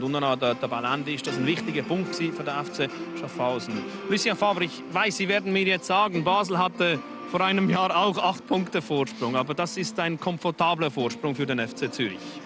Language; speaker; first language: German; native; German